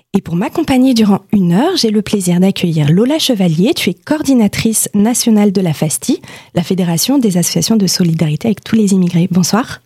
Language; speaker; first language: French; native; French